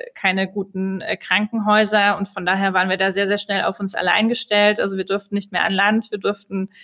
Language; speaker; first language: German; native; German